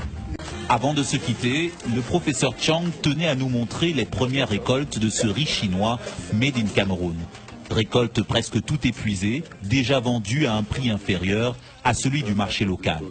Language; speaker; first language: French; native; French